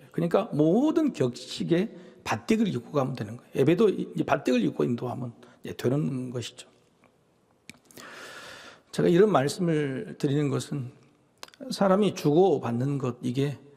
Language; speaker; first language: Korean; native; Korean